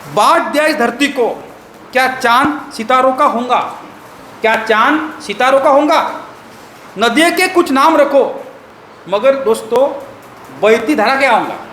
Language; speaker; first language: Hindi; non-native, local second language; Marathi